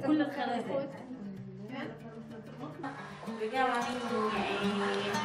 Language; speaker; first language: Hebrew; non-native, local second language; Arabic